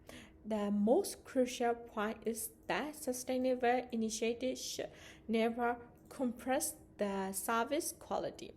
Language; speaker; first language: English; non-native, learner; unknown